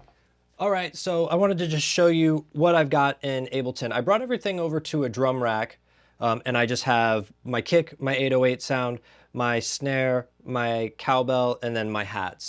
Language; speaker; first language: English; native; English